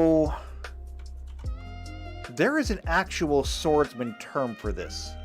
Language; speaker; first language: English; native; English